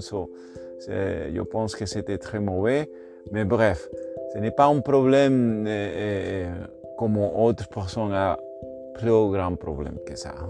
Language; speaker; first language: French; non-native, learner; Spanish